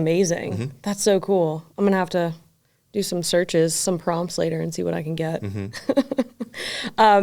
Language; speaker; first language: English; native; English